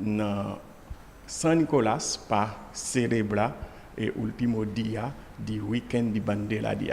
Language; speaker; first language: Portuguese; non-native, learner; Haitian Creole